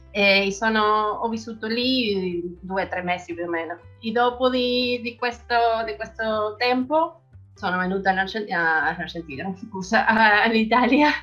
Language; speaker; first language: Italian; non-native, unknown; Spanish